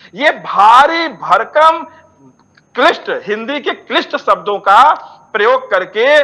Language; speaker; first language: Hindi; native; Hindi